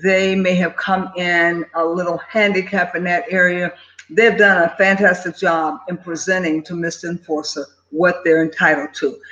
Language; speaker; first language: English; native; English